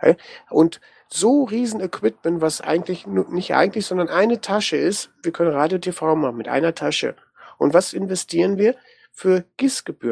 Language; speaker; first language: German; native; German